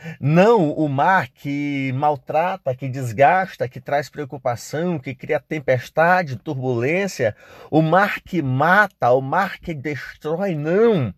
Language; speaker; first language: Portuguese; native; Portuguese